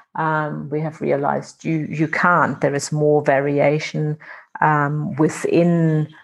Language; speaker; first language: English; non-native, fluent; German